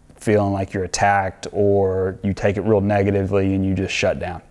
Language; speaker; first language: English; native; English